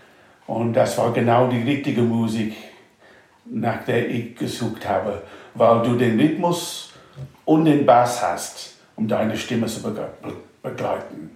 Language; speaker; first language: German; non-native, fluent; English